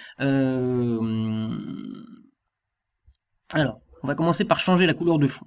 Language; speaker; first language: French; native; French